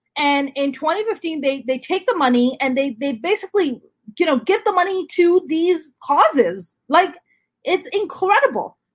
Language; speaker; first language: English; non-native, local second language; Urdu